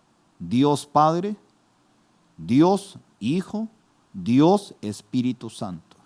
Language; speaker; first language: Spanish; non-native, fluent; Korean